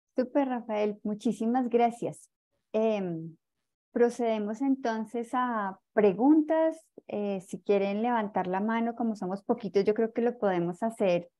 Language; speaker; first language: Spanish; native; Spanish